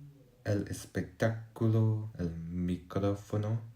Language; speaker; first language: Spanish; non-native, learner; English